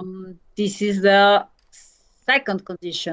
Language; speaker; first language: English; non-native, learner; Spanish